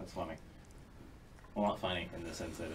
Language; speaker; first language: English; native; English